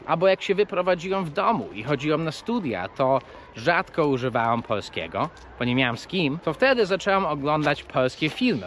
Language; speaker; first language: Polish; early bilingual, heritage; Polish